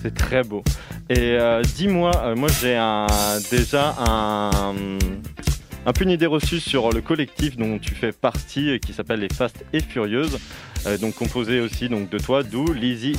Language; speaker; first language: French; native; French